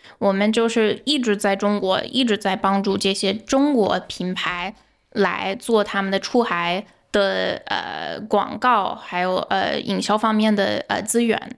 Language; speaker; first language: Chinese; non-native, fluent; English